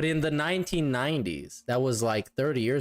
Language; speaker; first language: English; native; English